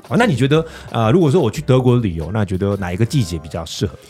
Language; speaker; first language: Chinese; non-native, fluent; Korean